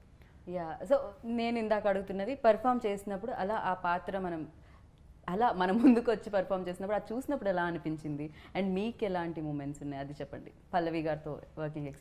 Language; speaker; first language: Telugu; native; Telugu